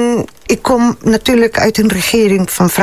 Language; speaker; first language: Dutch; non-native, fluent; Spanish